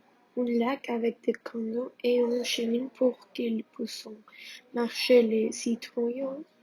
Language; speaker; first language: French; non-native, learner; Spanish